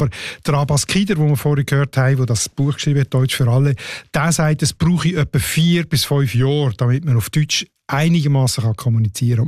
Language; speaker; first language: German; native; German